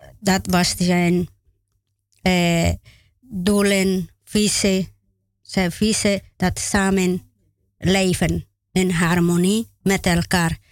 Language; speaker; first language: Dutch; non-native, learner; Spanish